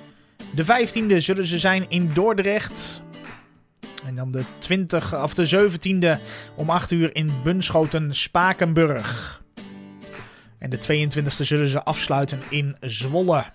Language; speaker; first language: Dutch; native; Dutch